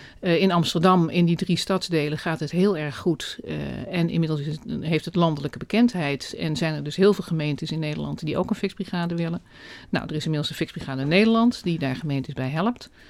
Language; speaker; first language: Dutch; native; Dutch